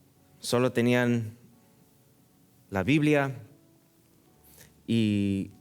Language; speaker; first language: Spanish; early bilingual, heritage; Spanish